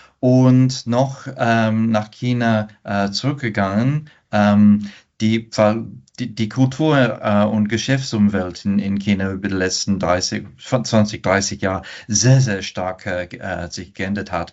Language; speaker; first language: German; non-native, fluent; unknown